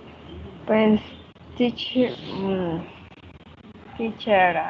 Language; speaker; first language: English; non-native, learner; Spanish